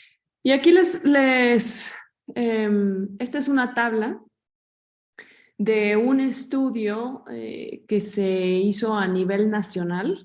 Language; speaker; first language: Spanish; native; Spanish